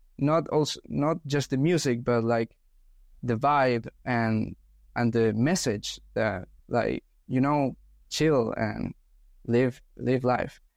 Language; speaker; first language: English; non-native, fluent; Spanish